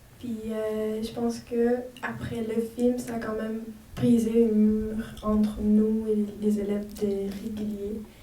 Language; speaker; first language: French; non-native, fluent; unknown